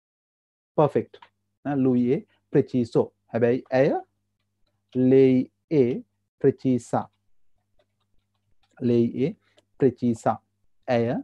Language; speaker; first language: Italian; non-native, fluent; Sinhala